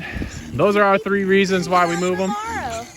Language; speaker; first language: English; native; English